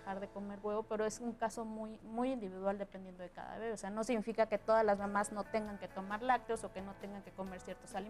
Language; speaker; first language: Spanish; native; Spanish